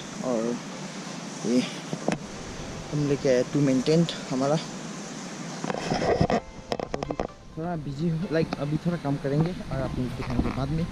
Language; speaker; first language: Hindi; non-native, local second language; Nepali